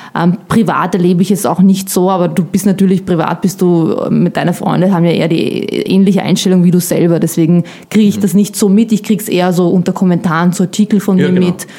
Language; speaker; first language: German; early bilingual, other home language; Bosnian